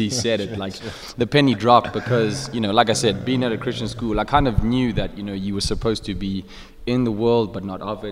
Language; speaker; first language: English; native; English